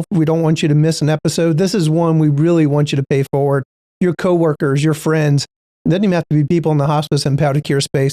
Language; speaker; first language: English; native; English